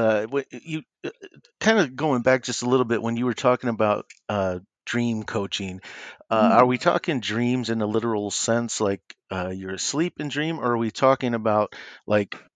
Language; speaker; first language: English; native; English